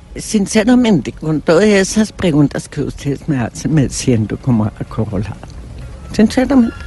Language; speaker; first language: Spanish; non-native, fluent; German